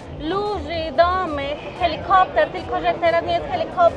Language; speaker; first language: Polish; non-native, learner; Spanish